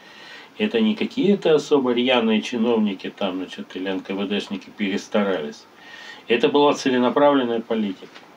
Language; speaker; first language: Russian; native; Russian